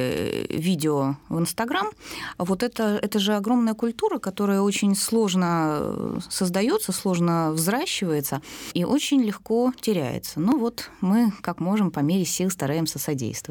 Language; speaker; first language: Russian; native; Russian